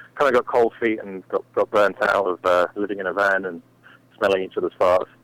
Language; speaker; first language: English; native; English